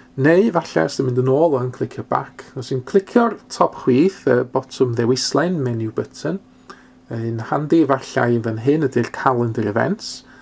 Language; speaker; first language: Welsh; non-native, local second language; English